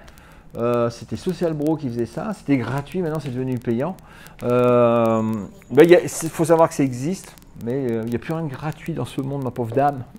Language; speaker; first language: French; native; French